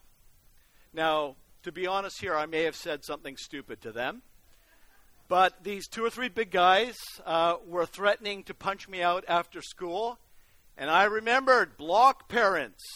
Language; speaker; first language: English; native; English